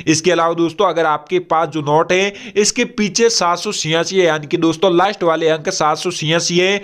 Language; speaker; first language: Hindi; non-native, local second language; Gujarati